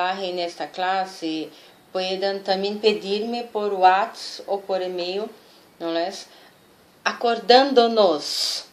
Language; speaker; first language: Spanish; non-native, fluent; Portuguese